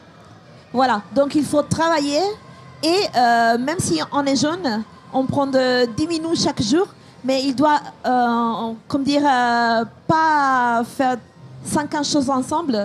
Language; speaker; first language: French; non-native, fluent; Italian